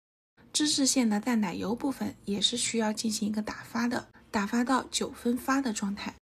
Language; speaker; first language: Chinese; native; Chinese